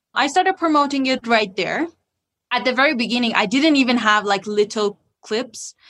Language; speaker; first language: English; non-native, fluent; Persian